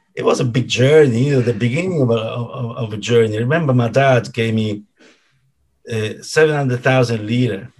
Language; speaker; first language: English; non-native, fluent; Italian